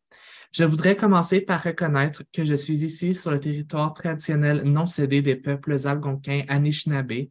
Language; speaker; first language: French; native; French